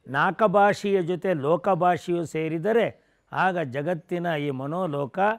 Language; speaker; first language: Kannada; non-native, local second language; Tamil